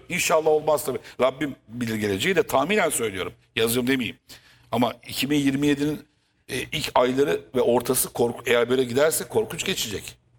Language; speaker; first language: Turkish; native; Turkish